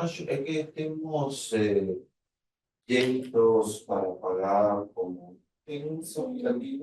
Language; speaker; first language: Portuguese; non-native, fluent; Spanish